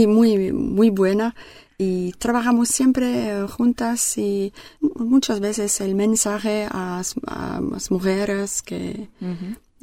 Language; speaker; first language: Spanish; non-native, learner; French